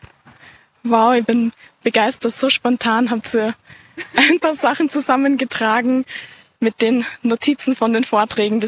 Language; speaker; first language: German; native; German